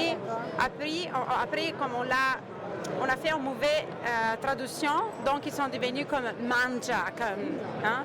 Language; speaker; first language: French; non-native, fluent; Italian